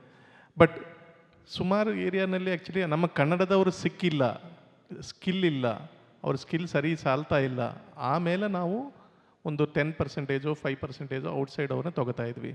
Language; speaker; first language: Kannada; non-native, local second language; Telugu